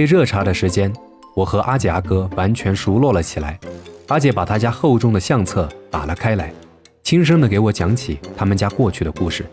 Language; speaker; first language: Chinese; native; Chinese